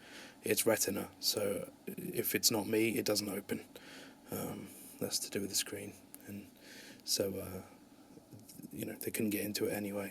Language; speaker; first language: English; native; English